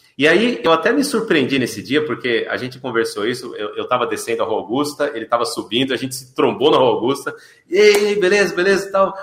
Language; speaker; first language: Portuguese; native; Portuguese